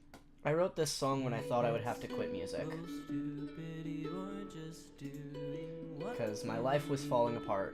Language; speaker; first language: English; native; English